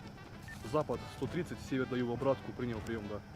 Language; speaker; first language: Russian; native; Russian